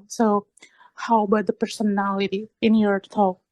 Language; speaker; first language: English; non-native, learner; Indonesian